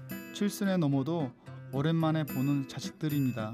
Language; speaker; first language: Korean; native; Korean